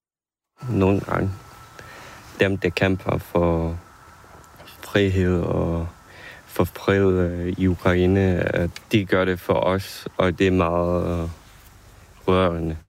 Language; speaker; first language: Danish; non-native, fluent; Ukrainian